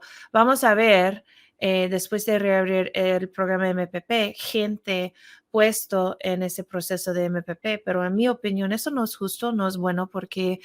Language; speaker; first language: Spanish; non-native, fluent; English